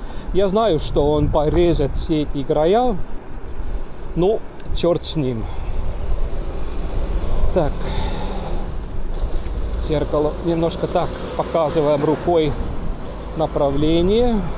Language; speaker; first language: Russian; non-native, local second language; Estonian